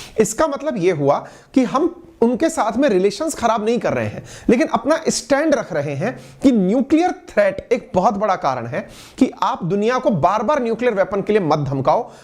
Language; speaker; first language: Hindi; native; Hindi